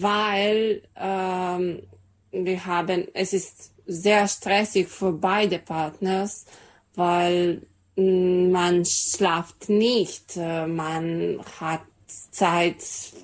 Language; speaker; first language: German; non-native, learner; Serbian